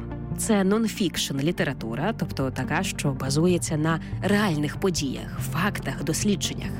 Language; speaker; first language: Ukrainian; native; Ukrainian